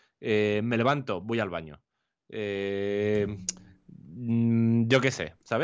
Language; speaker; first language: Spanish; native; Spanish